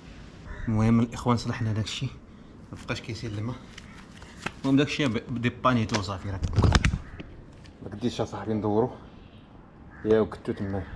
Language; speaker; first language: Arabic; native; Arabic